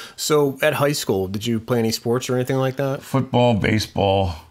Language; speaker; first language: English; native; English